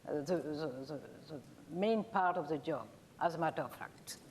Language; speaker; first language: English; non-native, learner; French